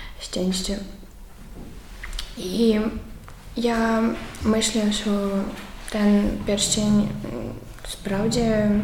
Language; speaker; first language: Polish; non-native, learner; Ukrainian